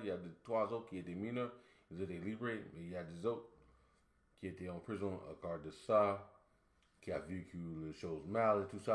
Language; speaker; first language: French; non-native, learner; English